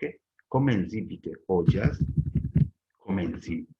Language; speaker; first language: German; non-native, learner; Bemba